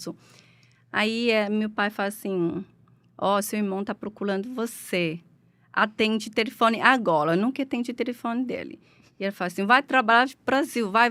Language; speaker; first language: Portuguese; non-native, learner; Chinese